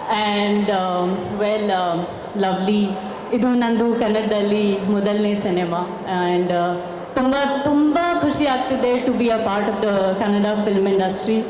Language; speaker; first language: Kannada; non-native, learner; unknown